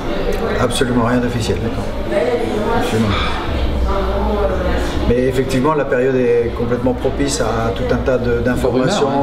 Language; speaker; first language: French; native; French